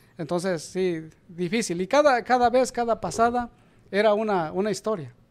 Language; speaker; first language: Spanish; native; Spanish